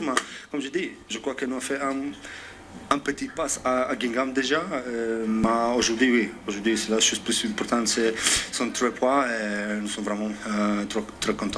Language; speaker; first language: French; non-native, learner; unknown